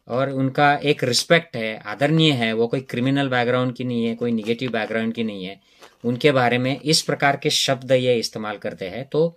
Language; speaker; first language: Hindi; non-native, local second language; Marathi